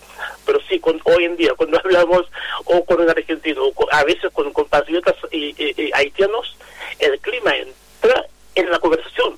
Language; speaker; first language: Spanish; non-native, fluent; Haitian Creole